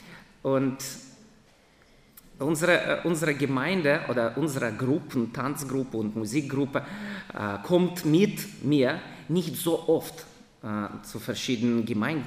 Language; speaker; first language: German; non-native, fluent; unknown